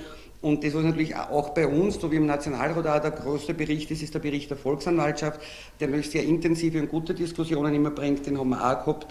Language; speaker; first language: German; native; German